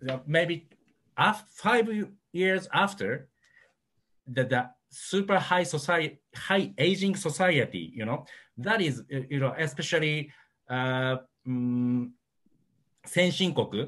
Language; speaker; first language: English; non-native, learner; Japanese